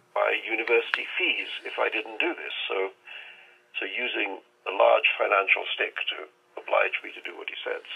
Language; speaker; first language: English; non-native, local second language; Urdu